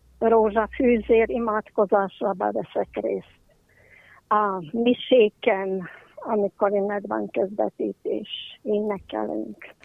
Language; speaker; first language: Hungarian; native; Hungarian